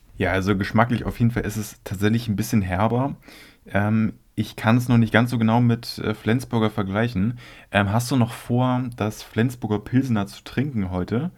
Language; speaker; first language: German; native; German